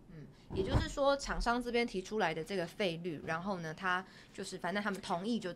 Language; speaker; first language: Chinese; native; Chinese